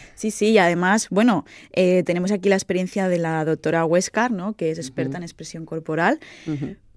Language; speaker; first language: Spanish; native; Spanish